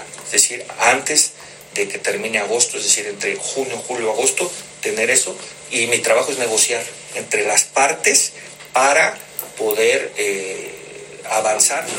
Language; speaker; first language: Spanish; native; Spanish